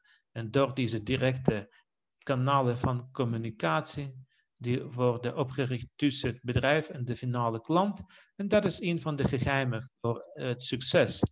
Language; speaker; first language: Dutch; non-native, fluent; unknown